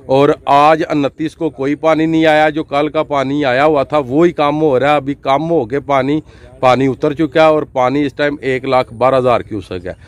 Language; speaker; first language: Urdu; non-native, local second language; Punjabi